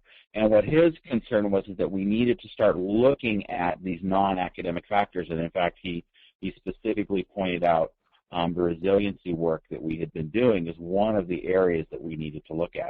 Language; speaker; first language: English; native; English